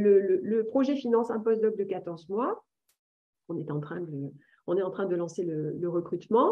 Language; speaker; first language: French; native; French